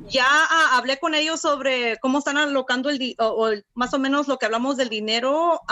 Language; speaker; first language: Spanish; early bilingual, heritage; Spanish